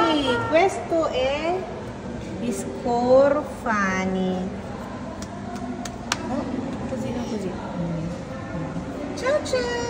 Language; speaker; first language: Italian; non-native, learner; Filipino